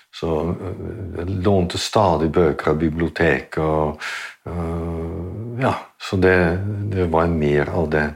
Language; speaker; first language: Norwegian; non-native, fluent; Dutch